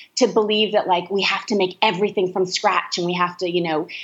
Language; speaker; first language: English; native; English